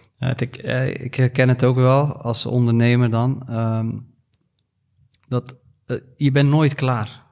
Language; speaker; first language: Dutch; early bilingual, other home language; Arabic